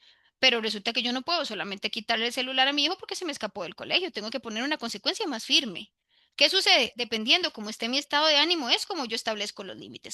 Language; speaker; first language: Spanish; native; Spanish